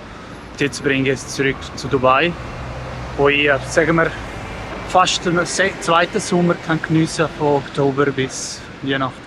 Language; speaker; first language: German; non-native, local second language; Italian